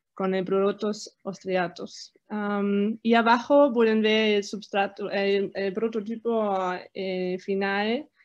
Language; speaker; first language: Spanish; non-native, fluent; German